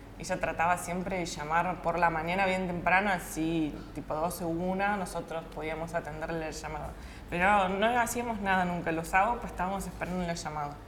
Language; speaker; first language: Spanish; early bilingual, other home language; Russian